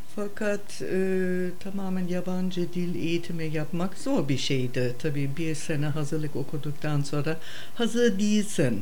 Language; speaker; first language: Turkish; non-native, fluent; German